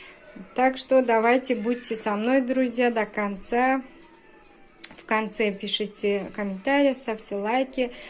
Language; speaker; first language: Russian; non-native, local second language; Tajik